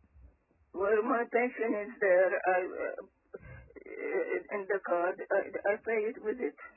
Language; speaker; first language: English; early bilingual, other home language; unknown